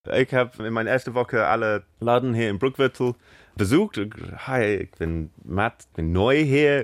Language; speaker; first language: German; non-native, learner; English